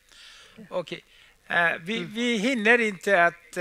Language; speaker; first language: Swedish; non-native, fluent; Persian